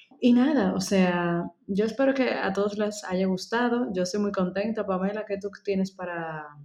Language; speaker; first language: Spanish; native; Spanish